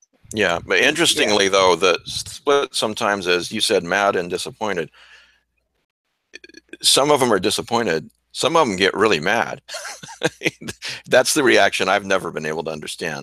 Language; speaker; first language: English; native; English